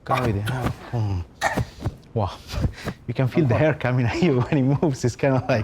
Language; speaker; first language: English; non-native, fluent; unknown